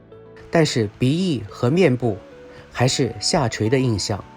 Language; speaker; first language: Chinese; native; Chinese